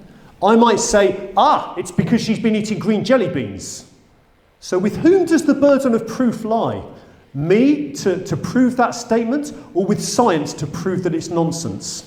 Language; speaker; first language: English; native; English